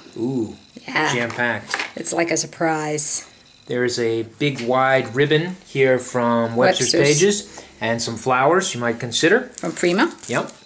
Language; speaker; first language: English; native; English